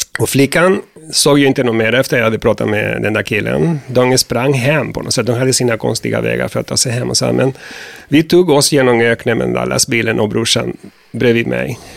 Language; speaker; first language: Swedish; non-native, fluent; Spanish